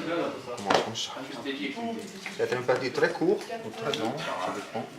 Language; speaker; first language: French; non-native, learner; Italian